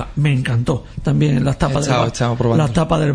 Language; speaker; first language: Spanish; native; Spanish